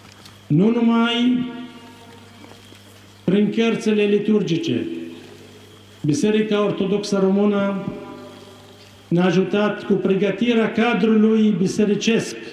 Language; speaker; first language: Romanian; non-native, fluent; Arabic